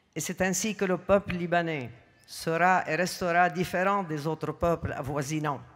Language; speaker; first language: French; non-native, local second language; Arabic